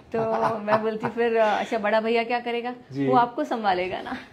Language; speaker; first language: Hindi; non-native, local second language; Gujarati